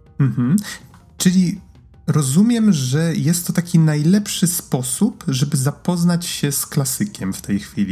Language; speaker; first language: Polish; native; Polish